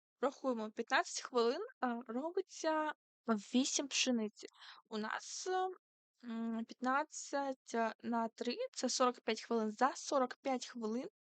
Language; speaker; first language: Ukrainian; non-native, local second language; Russian